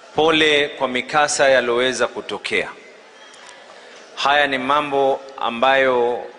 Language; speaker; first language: Swahili; native; Swahili